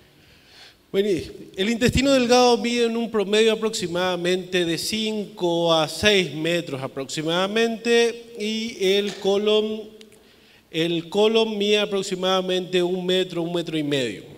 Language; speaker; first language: Spanish; native; Spanish